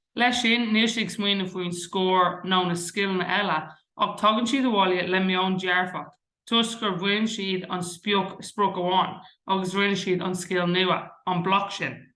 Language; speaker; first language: Irish; non-native, local second language; English